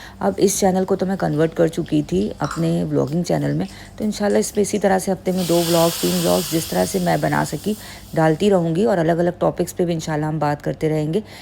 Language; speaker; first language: Urdu; native; Urdu